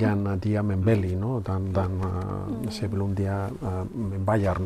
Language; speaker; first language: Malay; non-native, learner; Spanish